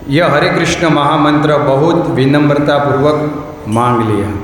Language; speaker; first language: Hindi; non-native, local second language; Gujarati